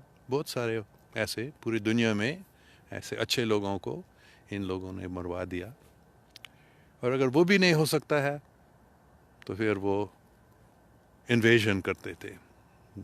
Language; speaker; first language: Urdu; non-native, fluent; English